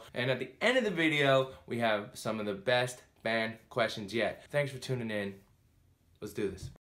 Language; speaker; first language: English; native; English